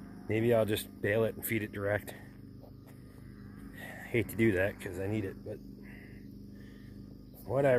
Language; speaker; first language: English; native; English